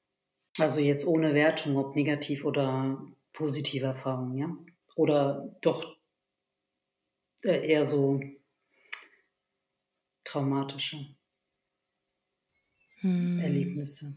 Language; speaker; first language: German; early bilingual, other home language; Turkish